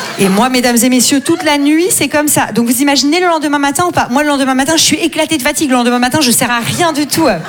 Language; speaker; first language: French; native; French